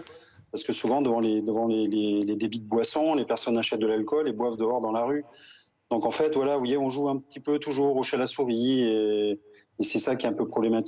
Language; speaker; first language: French; native; French